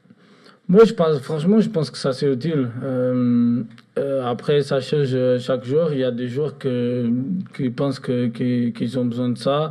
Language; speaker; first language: French; non-native, fluent; Portuguese